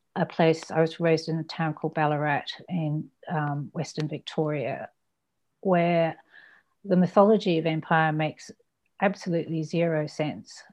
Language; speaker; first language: English; native; English